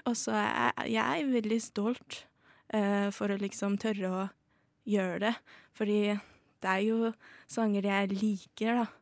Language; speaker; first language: Norwegian; early bilingual, other home language; Azerbaijani